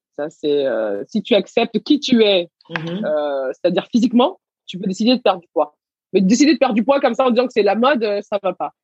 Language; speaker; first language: French; early bilingual, other home language; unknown